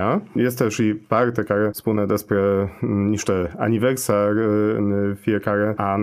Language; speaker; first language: Romanian; non-native, fluent; Polish